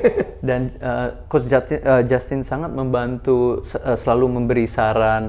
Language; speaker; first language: Indonesian; early bilingual, other home language; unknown